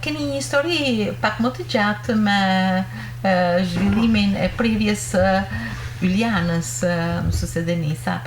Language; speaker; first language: Albanian; native; Albanian